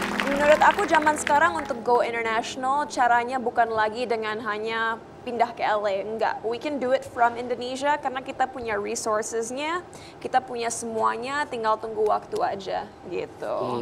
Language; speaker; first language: Indonesian; early bilingual, heritage; Indonesian